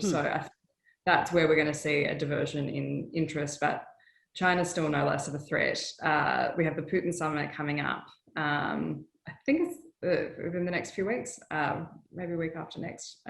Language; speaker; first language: English; native; English